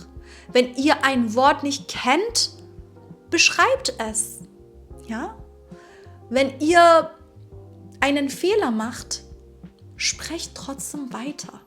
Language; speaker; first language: German; non-native, fluent; Persian